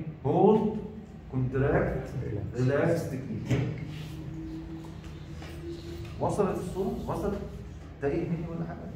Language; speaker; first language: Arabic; native; Arabic